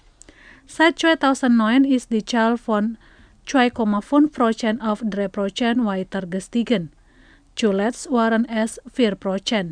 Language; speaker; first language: German; non-native, fluent; Indonesian